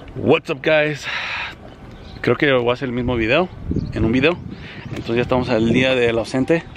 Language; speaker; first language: Spanish; early bilingual, heritage; Spanish